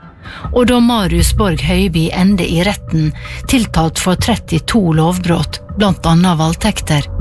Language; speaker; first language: Norwegian; native; Norwegian